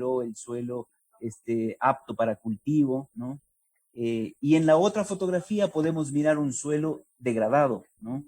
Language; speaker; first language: Spanish; native; Spanish